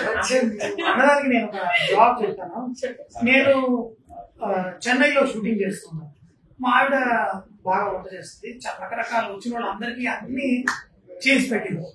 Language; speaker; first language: Telugu; native; Telugu